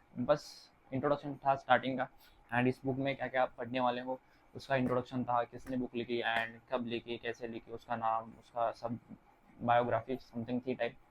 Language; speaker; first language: Hindi; non-native, local second language; Marathi